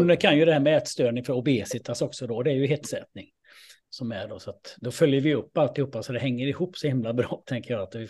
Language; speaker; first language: Swedish; native; Swedish